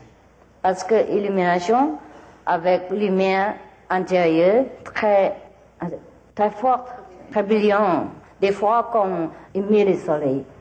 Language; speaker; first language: French; non-native, learner; Vietnamese